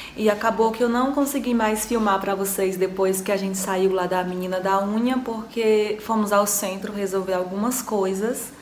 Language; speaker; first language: Portuguese; native; Portuguese